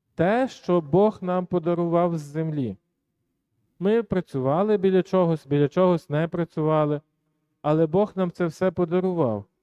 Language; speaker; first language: Ukrainian; native; Ukrainian